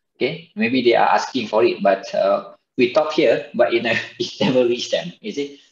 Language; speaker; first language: English; non-native, local second language; Malay